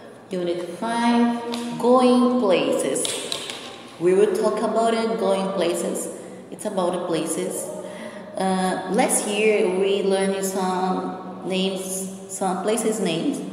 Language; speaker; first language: English; non-native, fluent; Portuguese